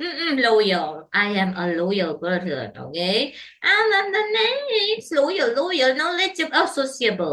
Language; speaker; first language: English; non-native, learner; Indonesian